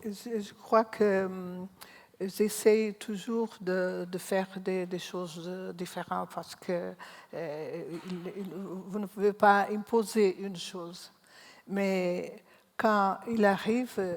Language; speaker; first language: French; non-native, learner; Portuguese